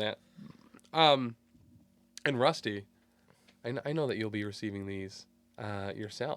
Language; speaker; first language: English; native; English